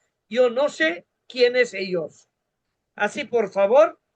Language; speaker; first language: Spanish; non-native, fluent; Bangla